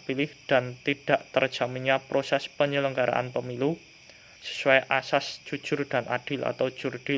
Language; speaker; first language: Indonesian; native; Indonesian